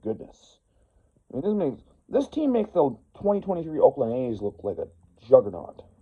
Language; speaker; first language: English; native; English